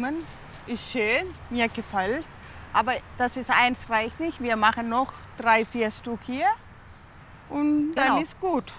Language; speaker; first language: German; non-native, learner; Tamil